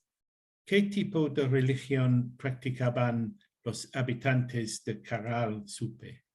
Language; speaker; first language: Spanish; non-native, learner; English